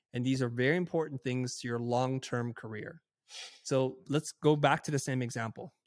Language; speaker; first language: English; native; English